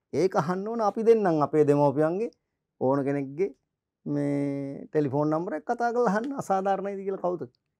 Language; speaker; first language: Sinhala; native; Sinhala